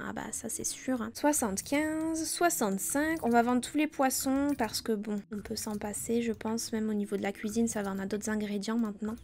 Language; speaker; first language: French; native; French